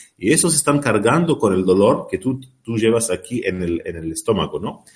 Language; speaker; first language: Spanish; non-native, learner; Arabic